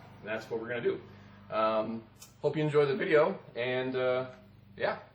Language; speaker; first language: English; native; English